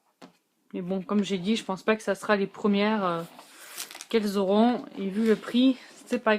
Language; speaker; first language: French; native; French